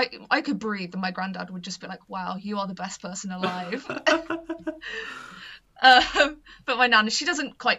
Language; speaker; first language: English; native; English